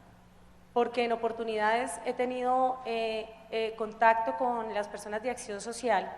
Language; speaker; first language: Spanish; native; Spanish